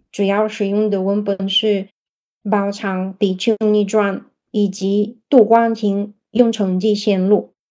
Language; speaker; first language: Chinese; non-native, fluent; Bulgarian